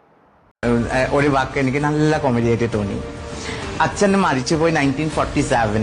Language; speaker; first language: Malayalam; non-native, fluent; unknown